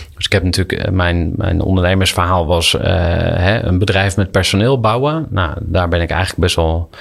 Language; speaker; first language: Dutch; native; Dutch